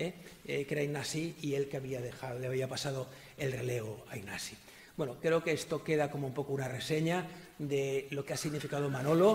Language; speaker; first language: Spanish; native; Spanish